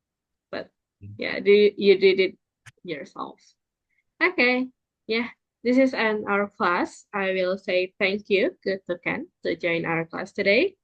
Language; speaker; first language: English; non-native, fluent; Indonesian